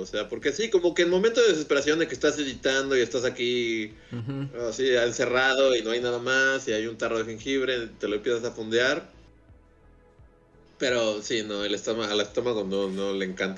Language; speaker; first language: Spanish; native; Spanish